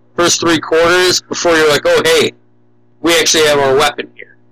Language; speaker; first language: English; native; English